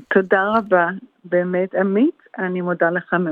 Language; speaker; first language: Hebrew; early bilingual, heritage; Hebrew